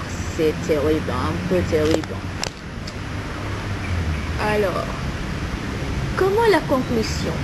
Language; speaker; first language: French; non-native, learner; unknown